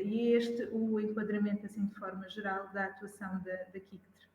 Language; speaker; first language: Portuguese; native; Portuguese